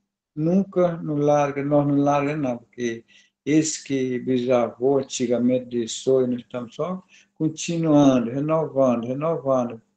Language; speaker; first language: Portuguese; non-native, local second language; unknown